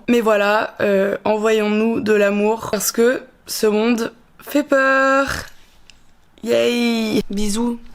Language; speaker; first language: French; native; French